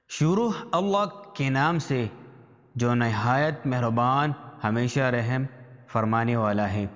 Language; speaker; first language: Urdu; native; Urdu